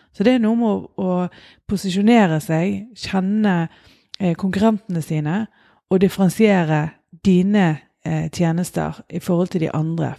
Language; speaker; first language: Norwegian; native; Norwegian